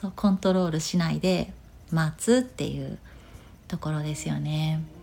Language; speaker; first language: Japanese; native; Japanese